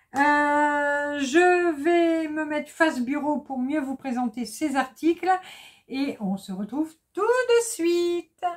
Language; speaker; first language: French; native; French